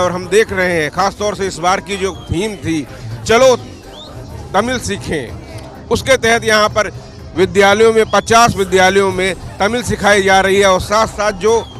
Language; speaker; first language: Hindi; native; Hindi